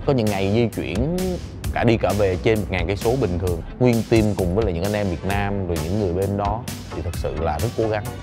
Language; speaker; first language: Vietnamese; native; Vietnamese